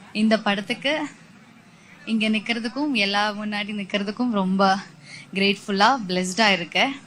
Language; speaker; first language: Tamil; non-native, learner; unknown